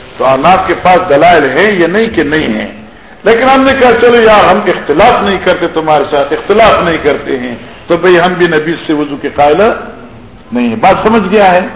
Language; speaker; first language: Urdu; non-native, local second language; Pashto